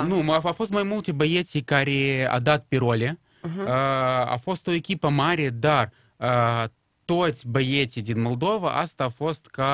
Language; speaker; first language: Romanian; non-native, local second language; Russian